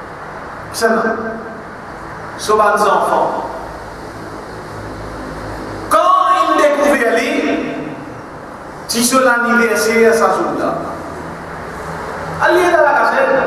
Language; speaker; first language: French; non-native, local second language; Morisyen